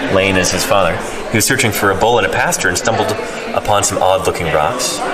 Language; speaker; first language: English; native; English